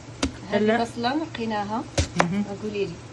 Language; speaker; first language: Arabic; native; Arabic